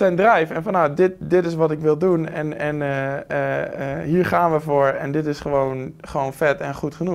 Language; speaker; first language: Dutch; native; Dutch